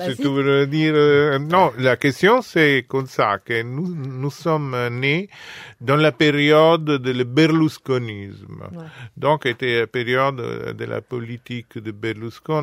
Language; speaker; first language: French; non-native, fluent; Italian